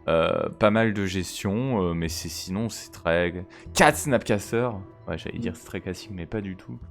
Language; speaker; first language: French; native; French